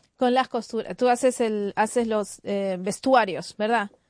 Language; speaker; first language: Spanish; native; Spanish